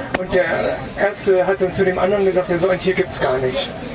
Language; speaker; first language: German; native; German